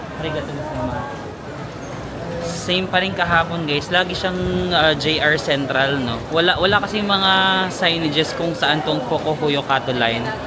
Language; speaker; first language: Filipino; non-native, local second language; Waray